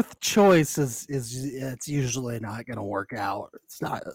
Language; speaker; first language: English; native; English